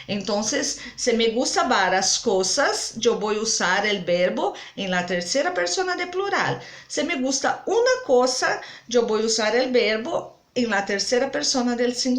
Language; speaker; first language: Spanish; non-native, fluent; Portuguese